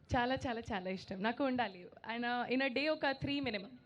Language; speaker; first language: Telugu; non-native, local second language; Hindi